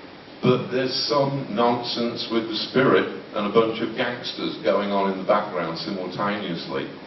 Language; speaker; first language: English; native; English